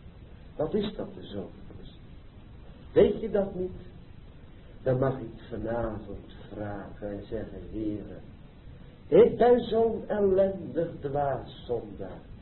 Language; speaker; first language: Dutch; native; Dutch